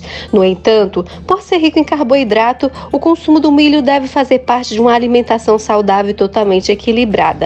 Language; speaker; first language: Portuguese; native; Portuguese